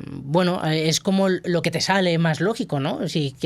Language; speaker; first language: Spanish; native; Spanish